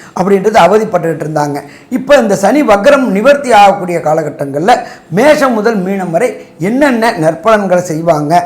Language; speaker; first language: Tamil; native; Tamil